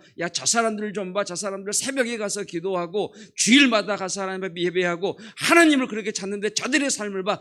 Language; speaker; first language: Korean; native; Korean